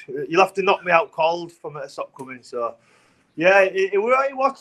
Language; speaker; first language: English; native; English